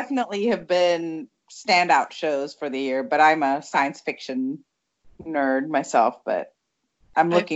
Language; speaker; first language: English; non-native, local second language; Tamil